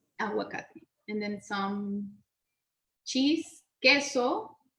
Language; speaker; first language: English; non-native, learner; Spanish